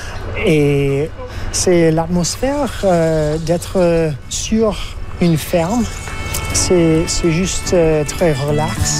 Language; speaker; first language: French; non-native, fluent; English